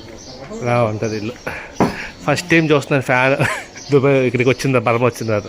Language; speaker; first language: Telugu; native; Telugu